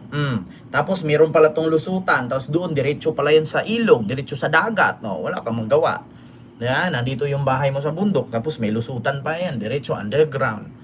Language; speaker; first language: Filipino; non-native, local second language; Cebuano